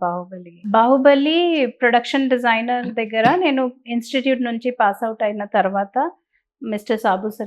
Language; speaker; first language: Telugu; non-native, learner; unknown